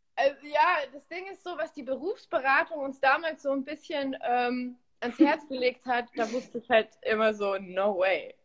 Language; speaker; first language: German; early bilingual, other home language; Polish